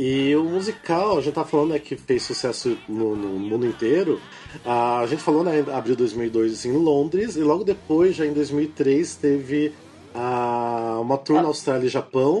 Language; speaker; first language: Portuguese; native; Portuguese